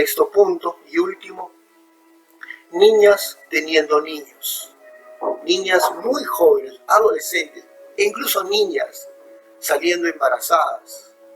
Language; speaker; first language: Spanish; native; Spanish